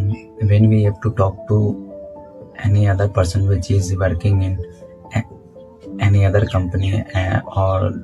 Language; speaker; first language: English; non-native, learner; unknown